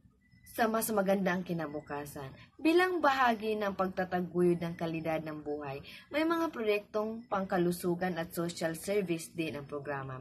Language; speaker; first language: Filipino; native; Filipino